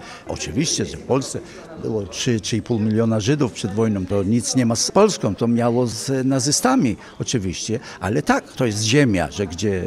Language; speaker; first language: Polish; early bilingual, heritage; Polish